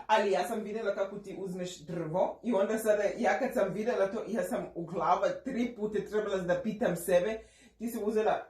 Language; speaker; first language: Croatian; non-native, fluent; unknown